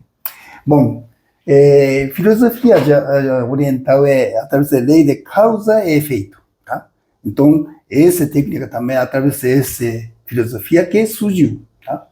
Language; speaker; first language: Portuguese; non-native, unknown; Japanese